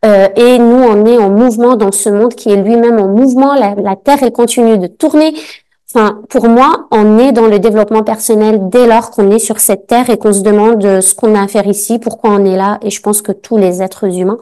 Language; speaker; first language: French; native; French